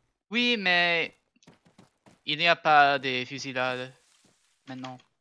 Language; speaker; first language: French; non-native, learner; English